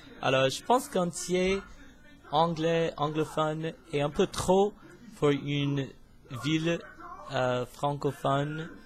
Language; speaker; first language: French; non-native, fluent; English